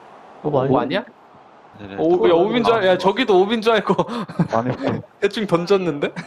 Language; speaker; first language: Korean; native; Korean